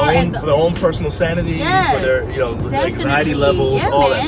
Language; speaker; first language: English; native; English